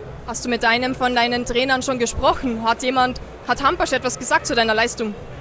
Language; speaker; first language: German; native; German